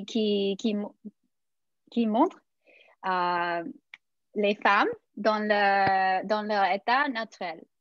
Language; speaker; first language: French; non-native, fluent; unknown